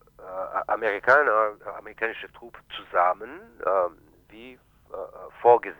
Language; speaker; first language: German; non-native, fluent; Haitian Creole